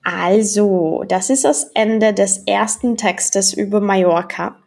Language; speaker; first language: German; non-native, fluent; Czech